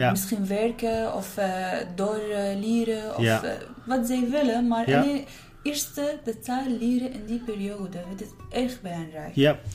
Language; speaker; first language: Dutch; non-native, learner; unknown